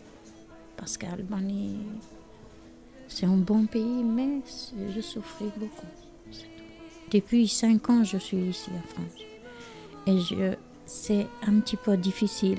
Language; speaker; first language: French; non-native, learner; Albanian